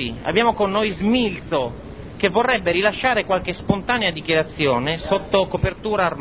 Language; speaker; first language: Italian; native; Italian